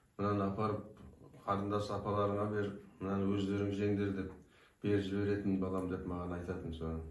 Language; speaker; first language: Kazakh; non-native, local second language; Turkish